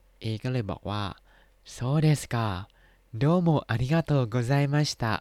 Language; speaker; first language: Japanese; non-native, fluent; Thai